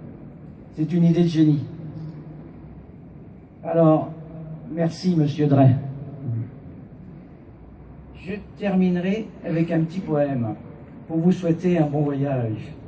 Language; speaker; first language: French; native; French